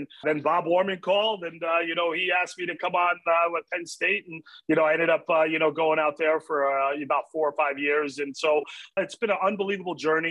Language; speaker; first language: English; native; English